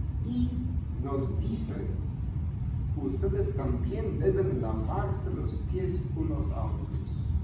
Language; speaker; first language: Spanish; non-native, fluent; Polish